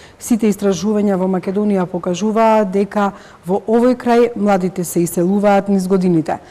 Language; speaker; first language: Macedonian; native; Macedonian